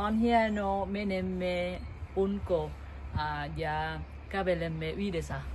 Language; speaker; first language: Finnish; non-native, learner; Vietnamese